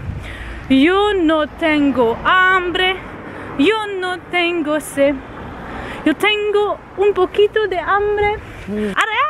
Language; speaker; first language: Spanish; non-native, learner; Dutch